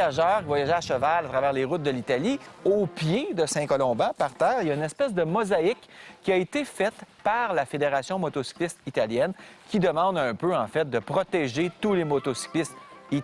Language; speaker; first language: French; native; French